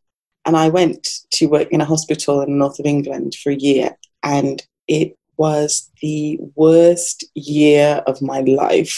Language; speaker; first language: English; native; English